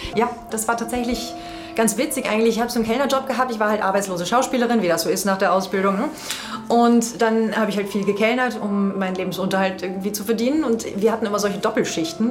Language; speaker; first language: German; native; German